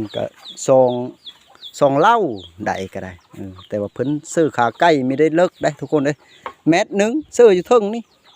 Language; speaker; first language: Thai; native; Thai